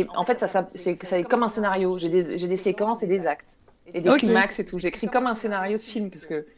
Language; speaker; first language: French; native; French